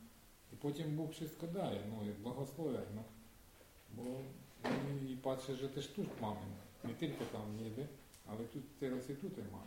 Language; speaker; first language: Polish; non-native, learner; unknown